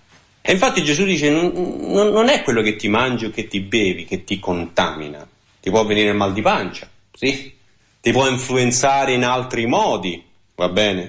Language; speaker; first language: Italian; native; Italian